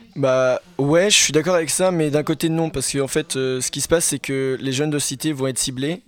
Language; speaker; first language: French; native; French